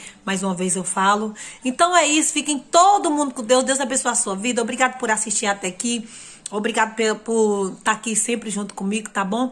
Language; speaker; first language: Portuguese; native; Portuguese